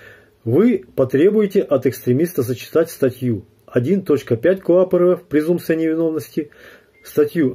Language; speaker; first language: Russian; native; Russian